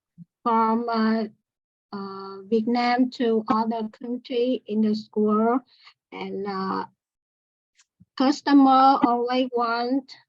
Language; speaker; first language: English; non-native, learner; Vietnamese